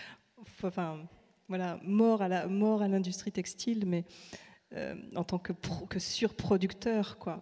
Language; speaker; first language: French; native; French